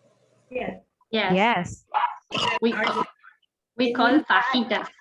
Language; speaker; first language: English; non-native, fluent; Spanish